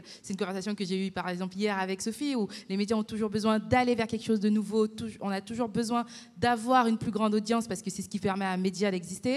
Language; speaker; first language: French; native; French